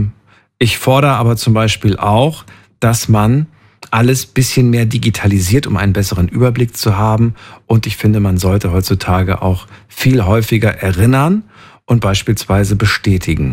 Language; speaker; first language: German; native; German